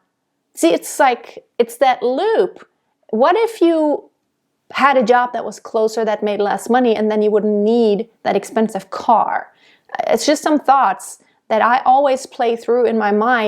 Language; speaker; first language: English; non-native, fluent; German